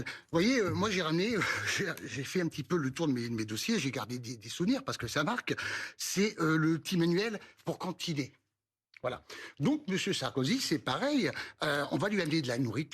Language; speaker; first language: French; native; French